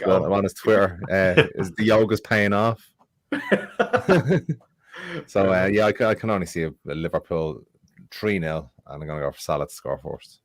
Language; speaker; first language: English; native; English